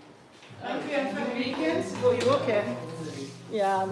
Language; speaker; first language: Dutch; non-native, learner; English